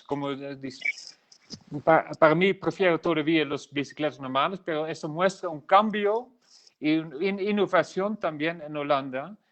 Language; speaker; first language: Spanish; non-native, learner; Dutch